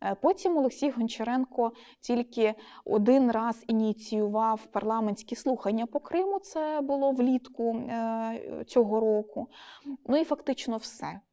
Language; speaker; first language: Ukrainian; non-native, local second language; Russian